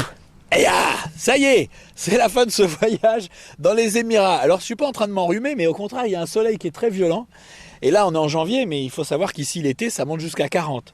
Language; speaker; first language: French; native; French